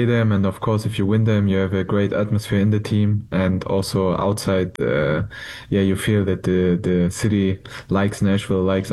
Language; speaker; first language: English; non-native, fluent; German